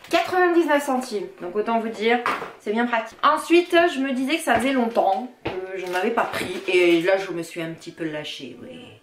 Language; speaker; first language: French; native; French